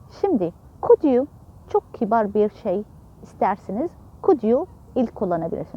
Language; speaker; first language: Turkish; non-native, fluent; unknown